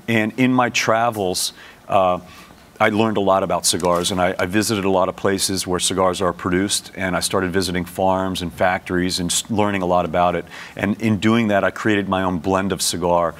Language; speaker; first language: English; native; English